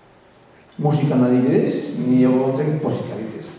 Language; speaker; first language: Basque; non-native, local second language; Spanish